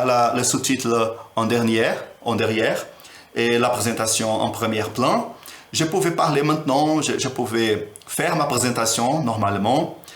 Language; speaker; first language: French; non-native, learner; Portuguese